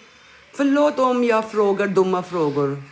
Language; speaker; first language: Swedish; non-native, learner; Urdu